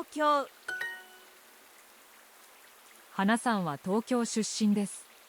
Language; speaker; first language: Japanese; non-native, learner; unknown